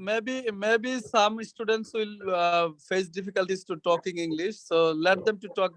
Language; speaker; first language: English; non-native, local second language; Bangla